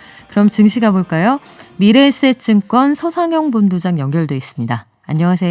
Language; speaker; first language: Korean; native; Korean